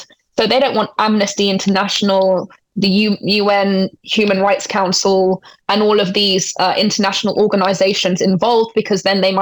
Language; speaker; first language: English; native; English